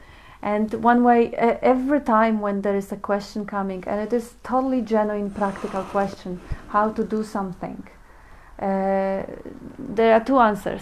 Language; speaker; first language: English; non-native, fluent; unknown